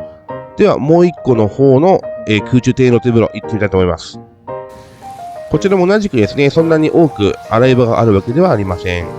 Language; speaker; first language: Japanese; native; Japanese